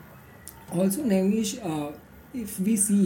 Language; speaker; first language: English; non-native, local second language; Marathi